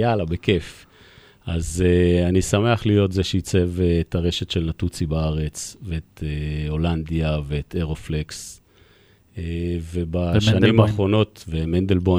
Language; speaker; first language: Hebrew; native; Hebrew